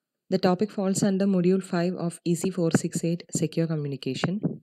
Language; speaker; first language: English; non-native, local second language; Malayalam